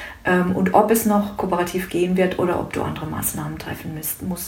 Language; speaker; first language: German; native; German